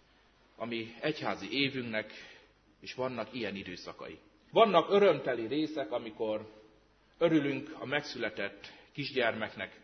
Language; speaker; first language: Hungarian; native; Hungarian